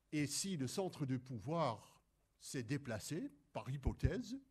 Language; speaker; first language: French; non-native, fluent; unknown